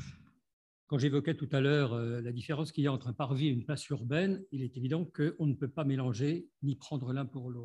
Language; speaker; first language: French; native; French